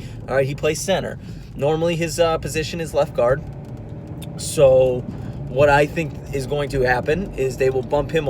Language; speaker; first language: English; native; English